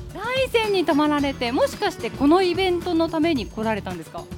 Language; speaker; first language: Japanese; native; Japanese